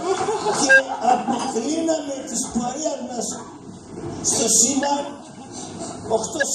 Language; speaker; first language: Greek; native; Greek